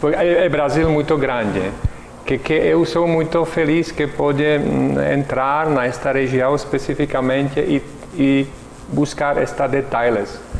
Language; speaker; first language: Portuguese; non-native, learner; Czech